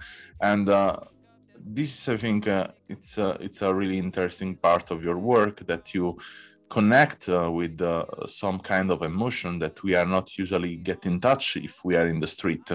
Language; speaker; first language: English; non-native, learner; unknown